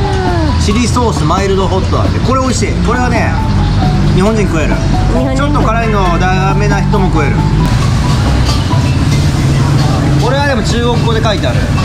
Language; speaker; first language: Japanese; native; Japanese